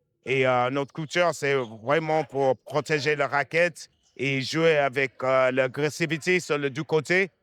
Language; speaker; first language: French; non-native, fluent; English